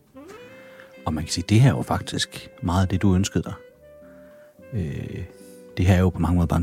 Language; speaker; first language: Danish; native; Danish